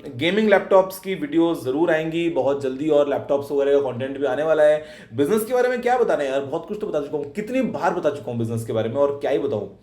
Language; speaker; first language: Hindi; native; Hindi